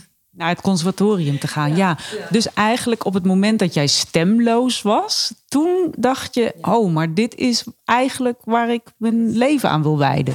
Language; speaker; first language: Dutch; native; Dutch